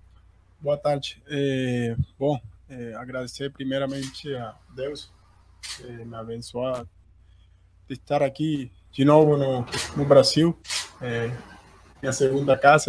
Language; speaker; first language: Portuguese; non-native, fluent; Spanish